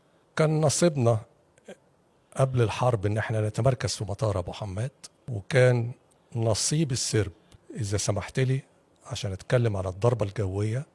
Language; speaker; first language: Arabic; native; Arabic